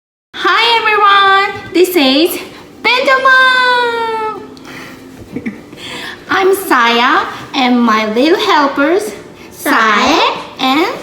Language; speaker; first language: English; non-native, fluent; Japanese